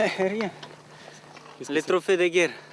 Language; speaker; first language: French; non-native, fluent; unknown